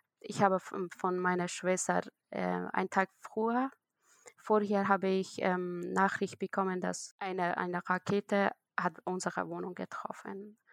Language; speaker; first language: German; non-native, learner; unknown